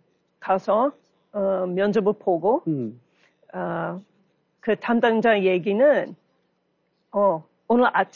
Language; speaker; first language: Korean; non-native, learner; English